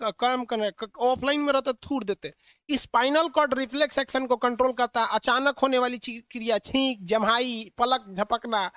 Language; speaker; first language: Hindi; native; Hindi